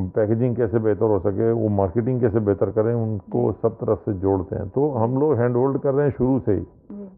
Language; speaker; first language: Hindi; native; Hindi